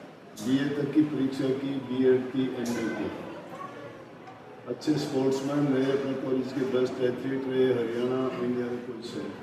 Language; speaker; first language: Hindi; native; Hindi